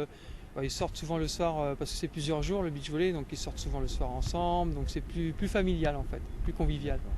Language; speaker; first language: French; native; French